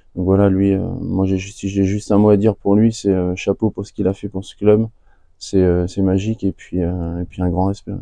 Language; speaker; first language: French; native; French